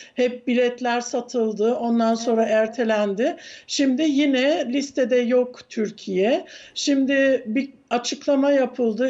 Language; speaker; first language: Turkish; early bilingual, heritage; Turkish